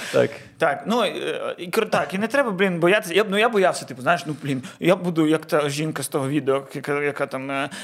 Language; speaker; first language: Ukrainian; non-native, local second language; Russian